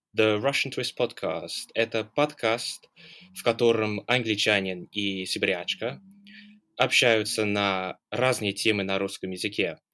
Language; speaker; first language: Russian; non-native, fluent; English